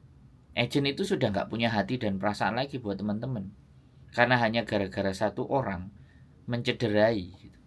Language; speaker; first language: Indonesian; non-native, local second language; Javanese